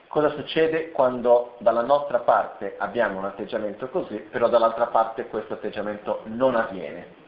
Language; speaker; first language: Italian; non-native, fluent; Portuguese